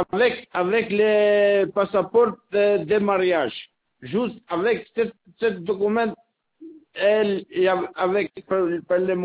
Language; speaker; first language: French; non-native, learner; Albanian